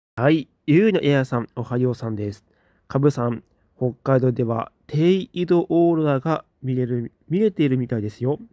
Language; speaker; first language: Japanese; native; Japanese